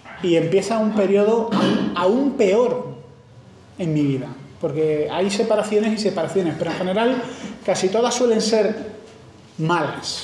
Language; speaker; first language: Spanish; native; Spanish